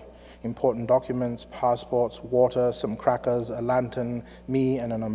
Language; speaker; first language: English; native; English